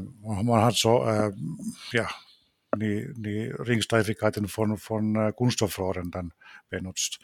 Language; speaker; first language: German; non-native, fluent; Finnish